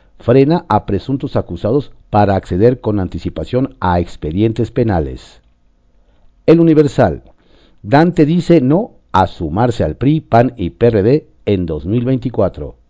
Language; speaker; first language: Spanish; native; Spanish